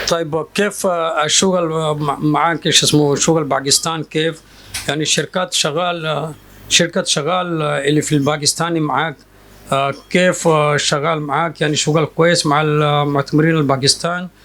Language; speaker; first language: Arabic; non-native, fluent; Urdu